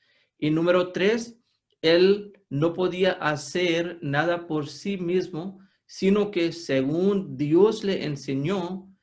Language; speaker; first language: Spanish; non-native, fluent; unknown